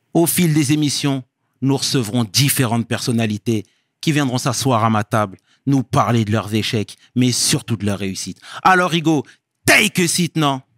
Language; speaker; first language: French; native; French